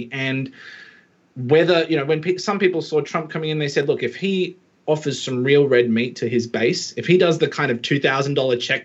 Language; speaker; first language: English; native; English